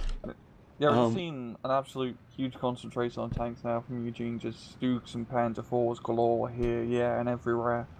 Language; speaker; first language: English; native; English